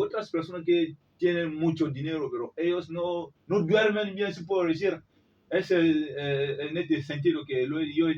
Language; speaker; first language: Spanish; non-native, learner; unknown